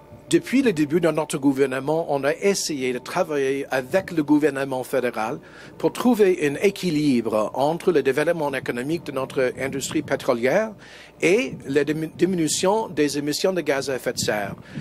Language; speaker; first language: French; non-native, fluent; English